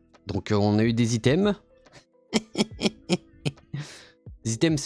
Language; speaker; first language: French; native; French